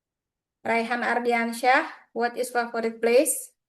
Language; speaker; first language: English; non-native, learner; Indonesian